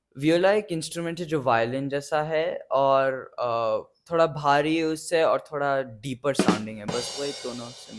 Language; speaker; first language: Hindi; early bilingual, heritage; English